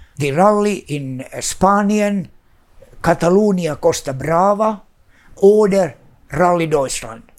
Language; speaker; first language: German; non-native, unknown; Swedish